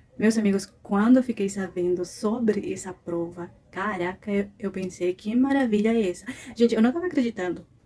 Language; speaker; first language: Portuguese; non-native, fluent; Spanish